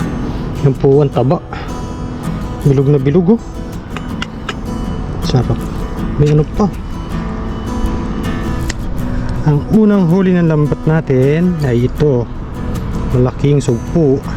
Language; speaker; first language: Filipino; native; Filipino